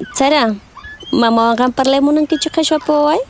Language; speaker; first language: Spanish; native; Spanish